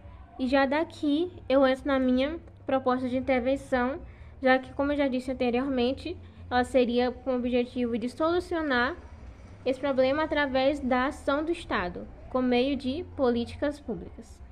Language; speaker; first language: Portuguese; native; Portuguese